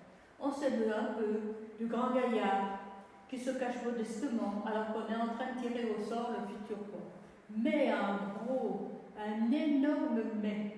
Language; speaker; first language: French; native; French